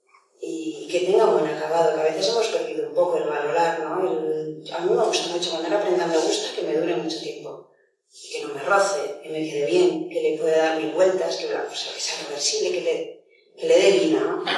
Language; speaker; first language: Spanish; native; Spanish